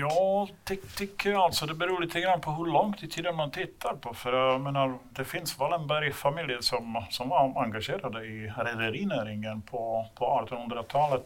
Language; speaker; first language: Swedish; non-native, fluent; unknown